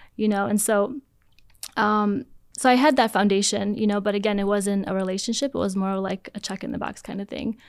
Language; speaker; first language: English; early bilingual, other home language; Polish